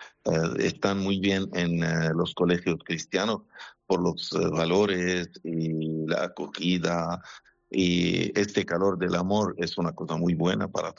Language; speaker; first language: Spanish; non-native, fluent; Arabic